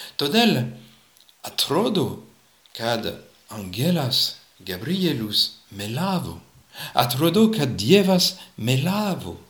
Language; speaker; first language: Lithuanian; non-native, fluent; French